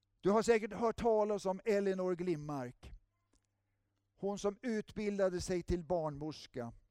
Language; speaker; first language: Swedish; native; Swedish